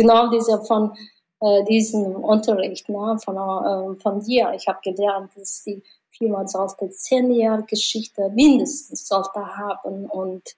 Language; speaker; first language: German; non-native, learner; Mongolian